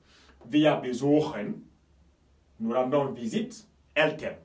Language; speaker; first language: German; non-native, fluent; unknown